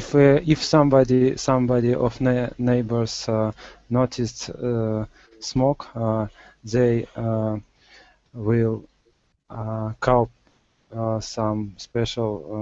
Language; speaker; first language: English; non-native, learner; Russian